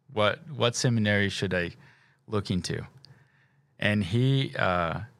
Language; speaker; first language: English; non-native, fluent; Portuguese